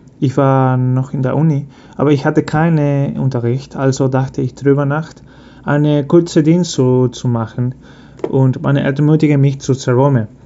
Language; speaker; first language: German; early bilingual, heritage; Spanish